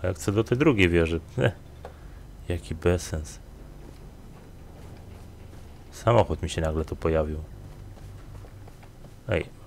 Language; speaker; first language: Polish; native; Polish